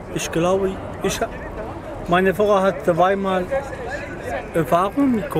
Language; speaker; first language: German; non-native, learner; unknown